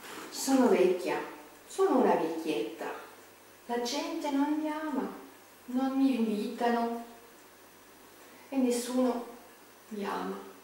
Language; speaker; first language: Italian; non-native, learner; German